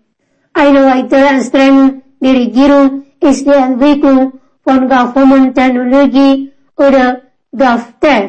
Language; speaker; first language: German; non-native, fluent; Indonesian